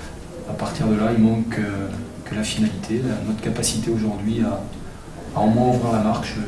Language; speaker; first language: French; native; French